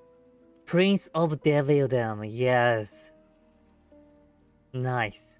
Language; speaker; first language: English; non-native, learner; Japanese